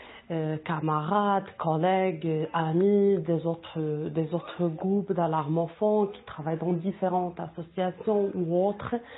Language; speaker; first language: French; non-native, local second language; Arabic